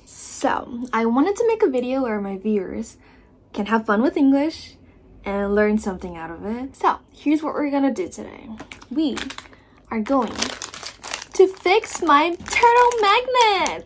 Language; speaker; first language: English; non-native, fluent; Japanese